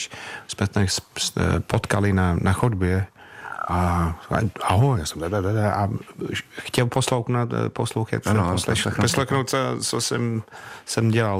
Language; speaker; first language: Czech; non-native, fluent; English